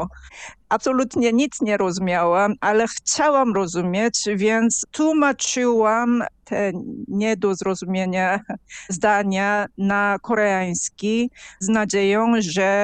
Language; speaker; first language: Polish; non-native, fluent; Korean